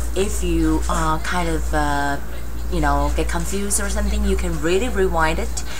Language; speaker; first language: English; non-native, fluent; Chinese